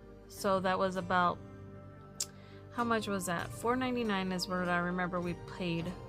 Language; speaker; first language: English; native; English